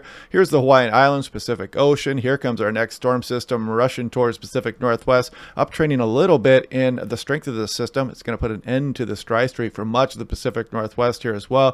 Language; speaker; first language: English; native; English